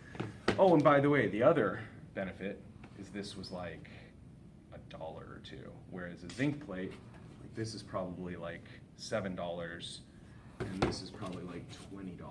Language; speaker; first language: English; native; English